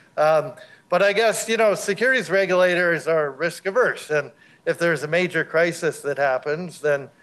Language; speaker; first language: English; native; English